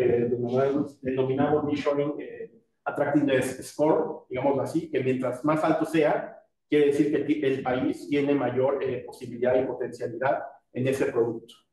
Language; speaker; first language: Spanish; native; Spanish